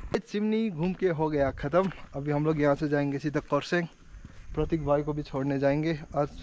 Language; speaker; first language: Hindi; non-native, local second language; Nepali